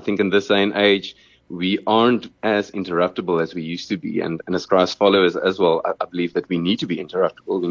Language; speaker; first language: English; non-native, local second language; Afrikaans